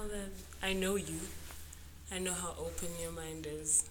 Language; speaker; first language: English; non-native, local second language; Zulu